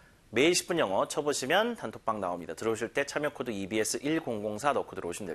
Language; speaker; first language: Korean; native; Korean